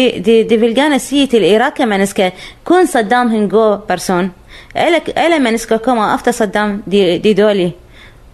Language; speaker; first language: Danish; non-native, learner; Arabic